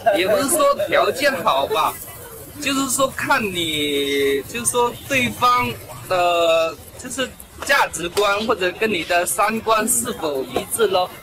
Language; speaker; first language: Chinese; native; Chinese